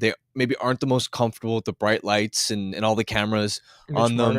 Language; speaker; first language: English; native; English